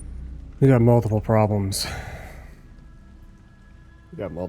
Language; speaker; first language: English; native; English